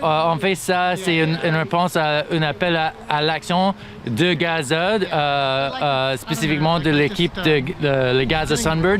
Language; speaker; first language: French; non-native, local second language; English